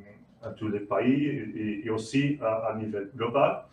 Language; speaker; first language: French; non-native, learner; Portuguese